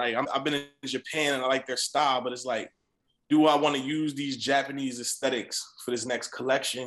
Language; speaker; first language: English; native; English